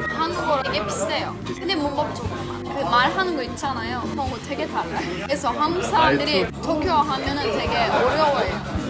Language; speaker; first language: Korean; non-native, fluent; Turkish